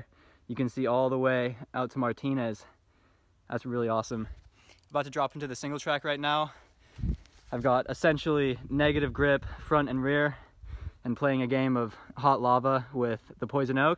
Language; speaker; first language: English; native; English